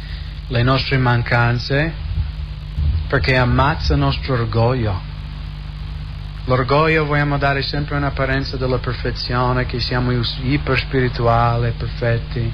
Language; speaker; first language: Italian; non-native, fluent; English